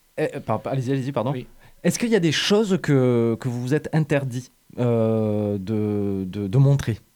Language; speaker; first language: French; native; French